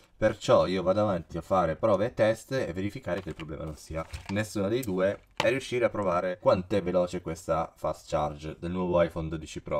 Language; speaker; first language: Italian; native; Italian